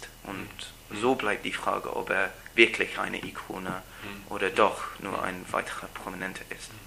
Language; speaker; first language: German; non-native, learner; English